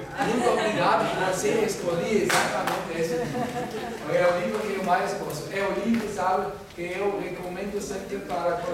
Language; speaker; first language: Portuguese; non-native, fluent; German